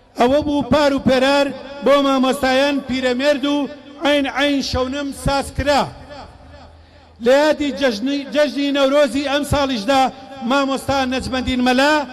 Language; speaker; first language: Central Kurdish; native; Central Kurdish